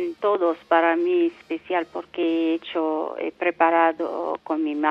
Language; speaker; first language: Spanish; non-native, learner; Arabic